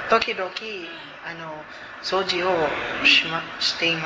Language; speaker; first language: Japanese; non-native, learner; Cebuano